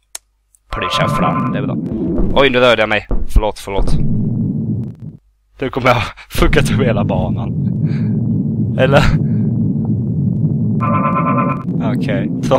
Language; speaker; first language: Swedish; native; Swedish